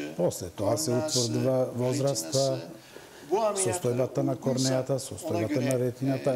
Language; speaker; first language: Macedonian; non-native, local second language; Turkish